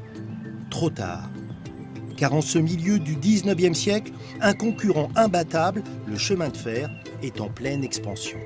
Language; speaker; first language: French; native; French